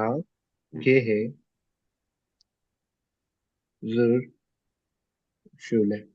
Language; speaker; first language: German; non-native, learner; Urdu